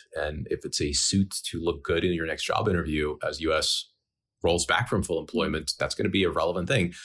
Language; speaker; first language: English; early bilingual, other home language; Ukrainian